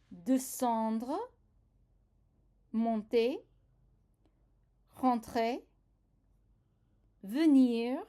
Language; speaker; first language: French; non-native, fluent; English